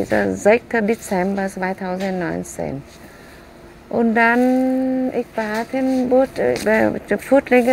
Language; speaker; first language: German; non-native, learner; Vietnamese